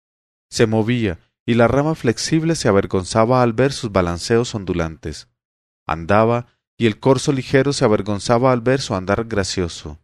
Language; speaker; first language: Spanish; native; Spanish